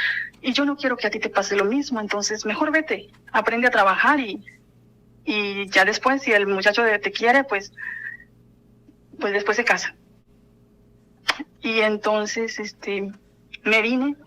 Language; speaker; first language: Spanish; native; Spanish